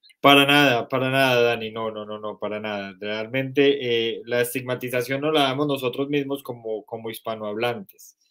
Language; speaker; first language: Spanish; native; Spanish